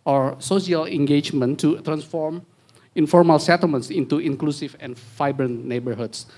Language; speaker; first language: English; non-native, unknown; Indonesian